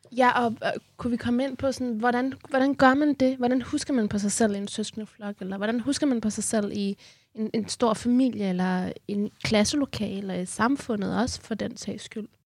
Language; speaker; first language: Danish; early bilingual, other home language; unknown